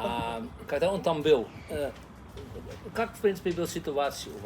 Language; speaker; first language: Russian; non-native, learner; Dutch